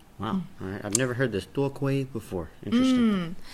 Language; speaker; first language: English; native; English